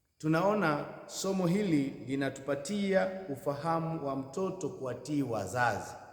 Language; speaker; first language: Swahili; native; Swahili